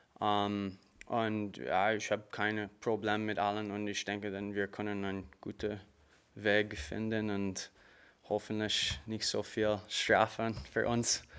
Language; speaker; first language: German; non-native, learner; English